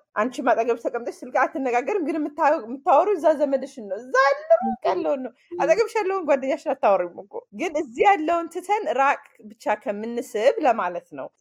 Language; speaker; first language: Amharic; early bilingual, heritage; Amharic